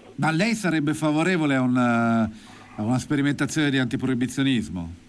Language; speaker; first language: Italian; native; Italian